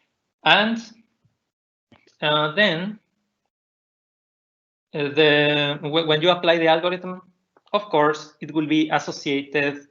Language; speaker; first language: English; non-native, fluent; Spanish